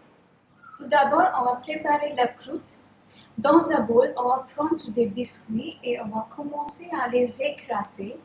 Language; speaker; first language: French; non-native, fluent; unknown